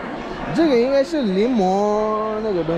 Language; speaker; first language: Chinese; non-native, learner; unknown